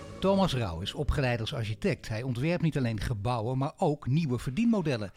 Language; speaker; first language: Dutch; native; Dutch